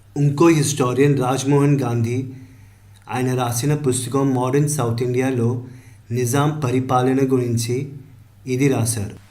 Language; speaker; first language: Telugu; early bilingual, heritage; Telugu